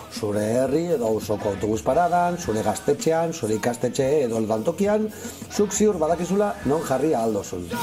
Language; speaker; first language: Basque; native; Basque